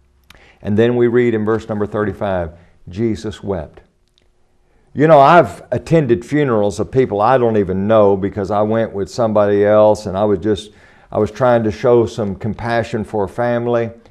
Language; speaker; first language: English; native; English